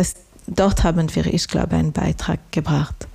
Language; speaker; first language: German; non-native, local second language; French